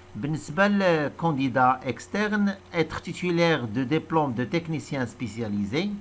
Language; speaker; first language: French; non-native, local second language; Arabic